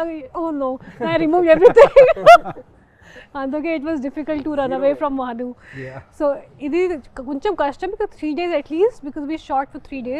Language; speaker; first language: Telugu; non-native, local second language; Hindi